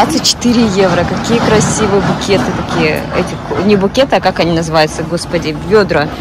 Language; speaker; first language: Russian; native; Russian